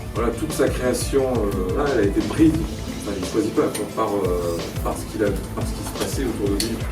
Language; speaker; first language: French; native; French